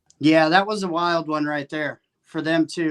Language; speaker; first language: English; native; English